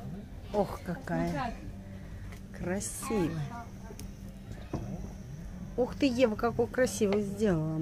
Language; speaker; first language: Russian; native; Russian